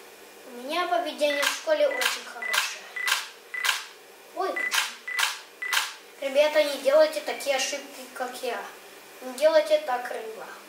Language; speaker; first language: Russian; early bilingual, heritage; Russian